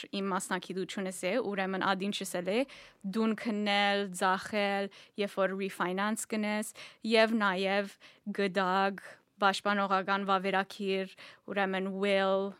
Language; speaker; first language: Armenian; early bilingual, heritage; Armenian